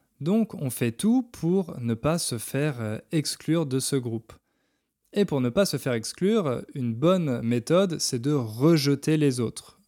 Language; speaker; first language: French; native; French